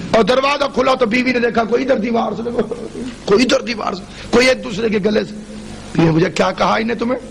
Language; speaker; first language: Urdu; non-native, local second language; Saraiki